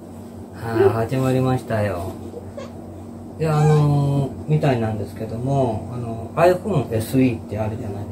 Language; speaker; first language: Japanese; native; Japanese